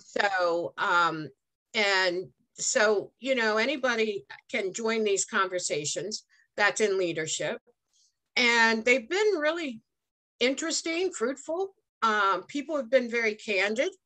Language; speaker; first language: English; native; English